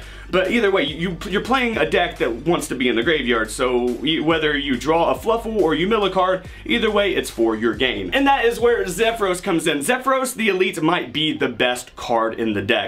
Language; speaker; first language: English; native; English